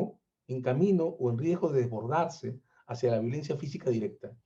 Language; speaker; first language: Spanish; native; Spanish